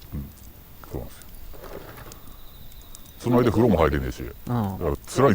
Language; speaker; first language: Japanese; native; Japanese